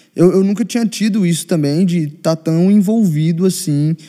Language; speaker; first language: Portuguese; native; Portuguese